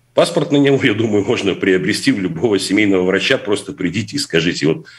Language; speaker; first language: Russian; native; Russian